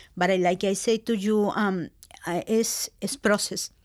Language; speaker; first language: English; non-native, learner; Spanish